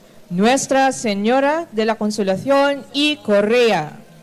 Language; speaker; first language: English; non-native, local second language; Filipino